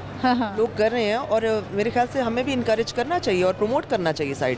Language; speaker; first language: Hindi; native; Hindi